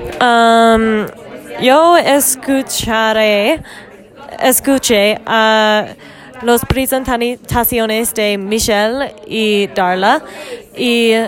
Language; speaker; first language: Spanish; non-native, learner; English